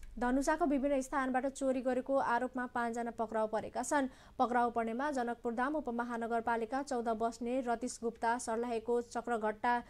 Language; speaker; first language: Nepali; non-native, local second language; Maithili